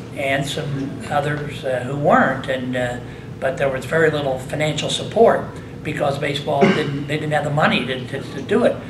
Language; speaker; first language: English; native; English